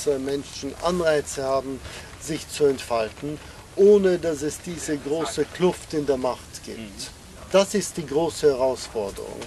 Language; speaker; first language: German; non-native, fluent; English